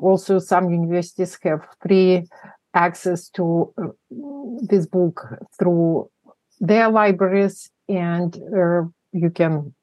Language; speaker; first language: English; non-native, fluent; Russian